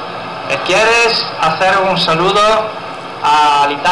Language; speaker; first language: Spanish; non-native, learner; Italian